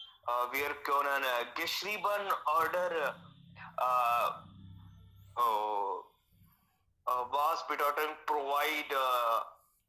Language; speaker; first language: German; non-native, learner; Hindi